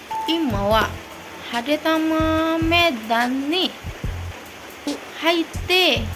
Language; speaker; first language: Japanese; non-native, learner; Indonesian